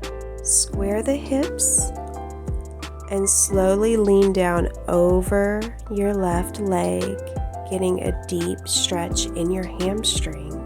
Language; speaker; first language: English; native; English